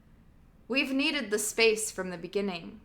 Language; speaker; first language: English; native; English